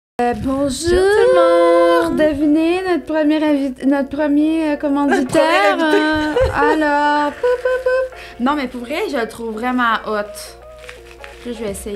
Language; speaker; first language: French; native; French